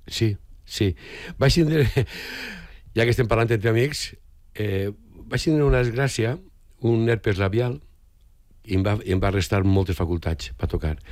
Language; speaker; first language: Catalan; native; Catalan